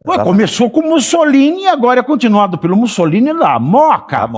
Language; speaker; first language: Portuguese; native; Portuguese